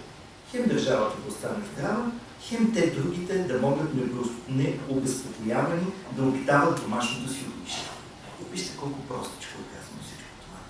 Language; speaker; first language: Bulgarian; native; Bulgarian